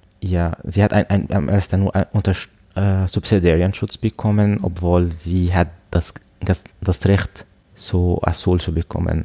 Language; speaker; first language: German; non-native, learner; Arabic